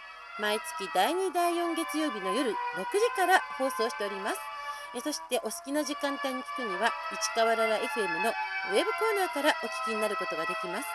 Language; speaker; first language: Japanese; native; Japanese